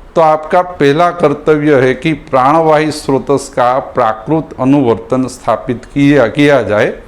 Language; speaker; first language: Hindi; non-native, local second language; Gujarati